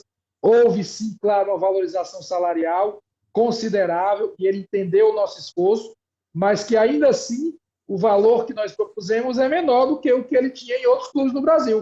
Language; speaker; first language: Portuguese; native; Portuguese